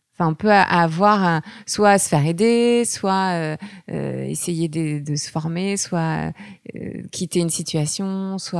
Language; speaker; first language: French; native; French